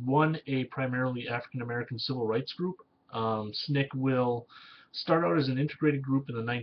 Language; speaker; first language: English; native; English